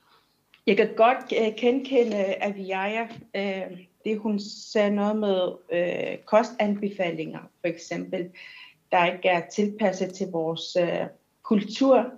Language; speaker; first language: Danish; non-native, local second language; Kalaallisut